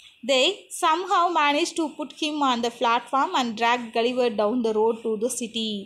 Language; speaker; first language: English; non-native, local second language; Tamil